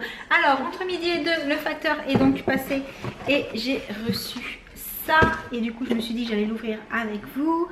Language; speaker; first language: French; native; French